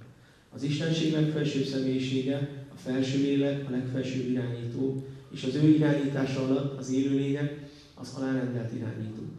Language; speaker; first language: Hungarian; native; Hungarian